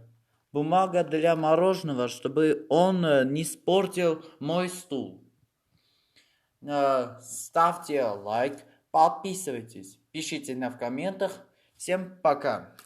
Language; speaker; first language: Russian; non-native, fluent; Armenian